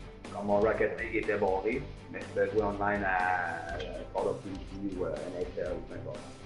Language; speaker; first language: French; native; French